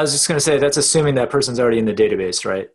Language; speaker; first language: English; native; English